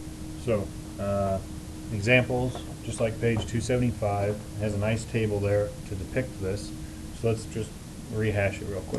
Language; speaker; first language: English; native; English